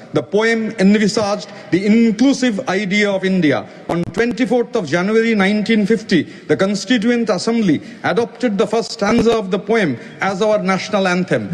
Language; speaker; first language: English; non-native, local second language; Bangla